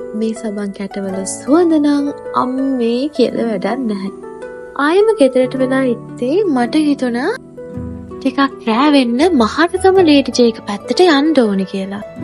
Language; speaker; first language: Sinhala; native; Sinhala